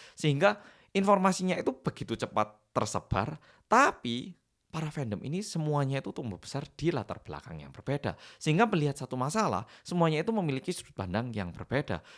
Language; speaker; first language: Indonesian; early bilingual, other home language; Korean